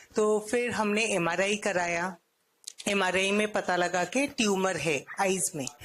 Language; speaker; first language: Hindi; non-native, local second language; Odia